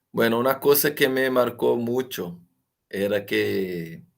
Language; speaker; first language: Spanish; non-native, fluent; Portuguese